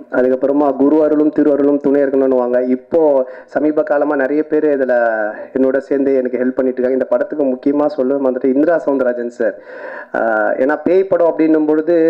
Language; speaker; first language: Tamil; native; Tamil